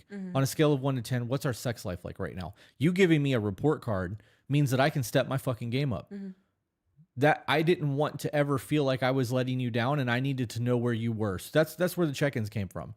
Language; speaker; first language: English; native; English